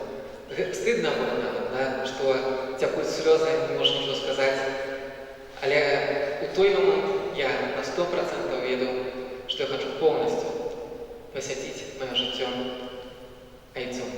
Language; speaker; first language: Belarusian; native; Belarusian